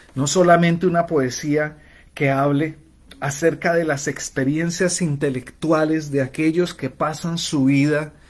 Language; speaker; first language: Spanish; native; Spanish